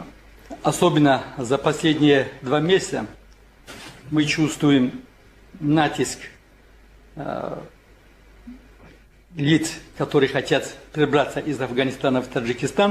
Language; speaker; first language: Russian; non-native, local second language; Tajik